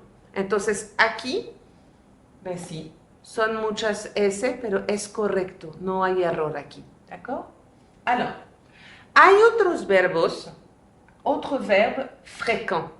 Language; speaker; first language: Spanish; non-native, fluent; French